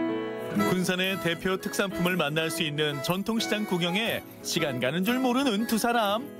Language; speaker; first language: Korean; native; Korean